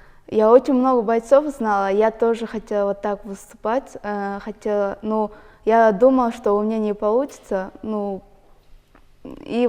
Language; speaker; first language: Russian; non-native, local second language; Kyrgyz